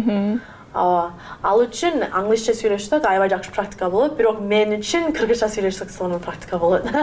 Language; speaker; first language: Kyrgyz; non-native, learner; English